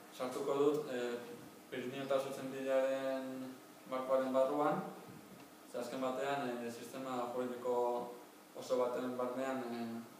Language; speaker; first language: Basque; non-native, local second language; Spanish